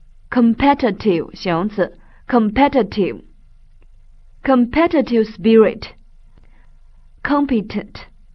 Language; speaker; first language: English; non-native, fluent; Chinese